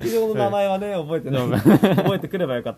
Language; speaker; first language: Japanese; native; Japanese